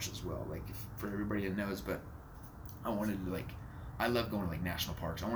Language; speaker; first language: English; native; English